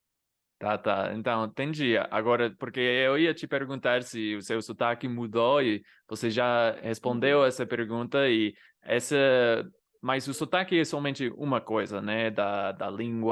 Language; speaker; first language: Portuguese; non-native, fluent; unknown